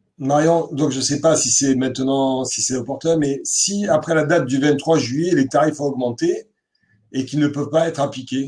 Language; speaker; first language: French; native; French